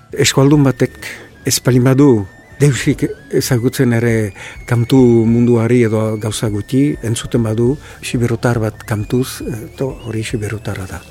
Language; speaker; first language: Basque; native; Basque